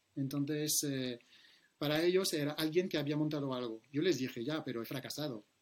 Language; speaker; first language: Spanish; non-native, fluent; French